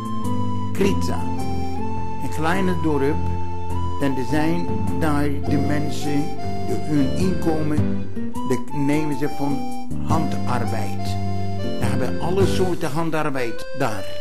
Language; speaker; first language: Dutch; non-native, fluent; Greek